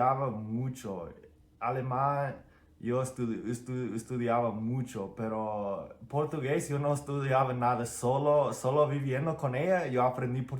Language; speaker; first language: Spanish; non-native, fluent; English